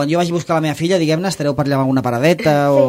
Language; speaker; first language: Catalan; native; Catalan